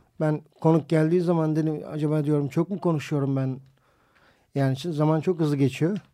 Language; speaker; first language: Turkish; native; Turkish